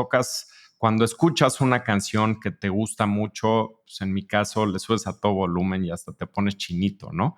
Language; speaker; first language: Spanish; native; Spanish